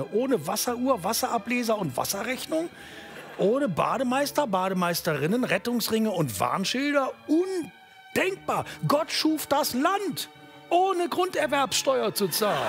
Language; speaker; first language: German; native; German